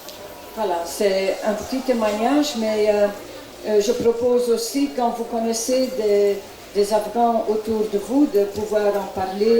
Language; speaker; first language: French; non-native, local second language; Dutch